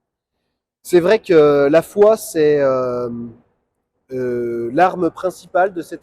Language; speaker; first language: French; native; French